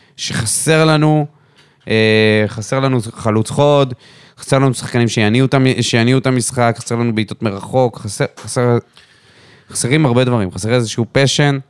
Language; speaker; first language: Hebrew; native; Hebrew